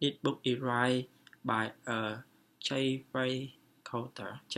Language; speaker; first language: English; non-native, learner; Vietnamese